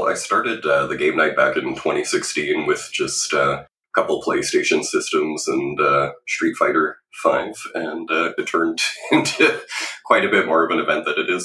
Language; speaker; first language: English; native; English